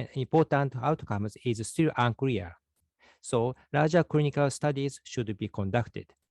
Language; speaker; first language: English; non-native, fluent; Japanese